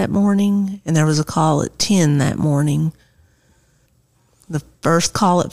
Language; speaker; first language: English; native; English